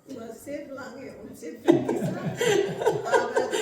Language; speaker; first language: German; non-native, fluent; Portuguese